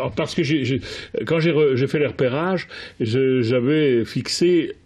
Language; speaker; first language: French; native; French